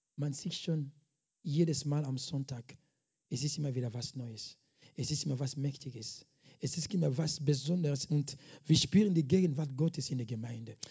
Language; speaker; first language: German; non-native, fluent; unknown